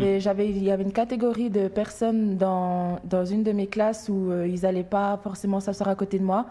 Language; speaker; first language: French; early bilingual, other home language; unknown